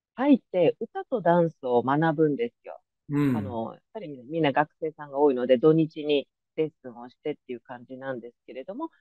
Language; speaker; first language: Japanese; native; Japanese